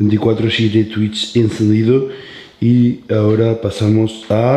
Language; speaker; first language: Spanish; native; Spanish